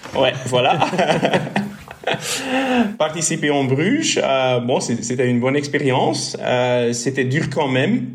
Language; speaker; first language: French; non-native, fluent; Dutch